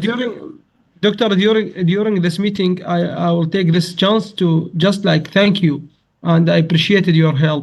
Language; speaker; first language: English; non-native, learner; Arabic